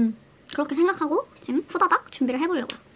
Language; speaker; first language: Korean; native; Korean